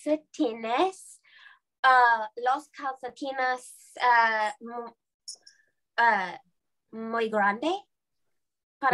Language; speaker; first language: Spanish; non-native, learner; English